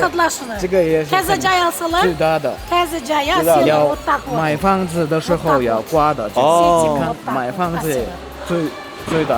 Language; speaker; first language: Chinese; non-native, fluent; Turkmen